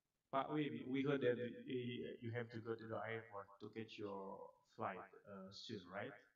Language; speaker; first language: English; non-native, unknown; Indonesian